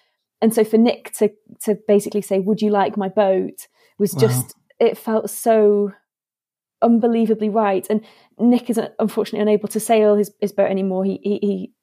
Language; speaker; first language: English; native; English